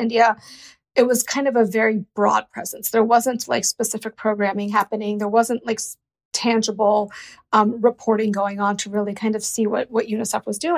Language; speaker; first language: English; native; English